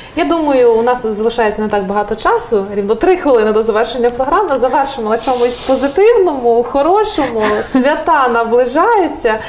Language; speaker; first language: Ukrainian; native; Ukrainian